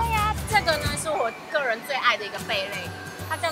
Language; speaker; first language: Chinese; native; Chinese